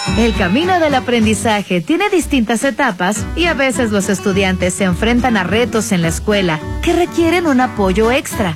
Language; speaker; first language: Spanish; native; Spanish